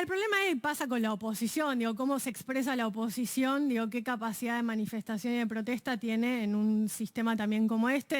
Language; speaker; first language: Spanish; native; Spanish